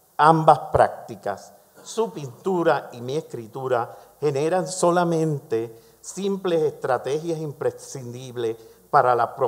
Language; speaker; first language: Spanish; native; Spanish